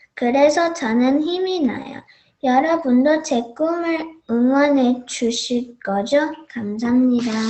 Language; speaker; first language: Korean; early bilingual, heritage; Korean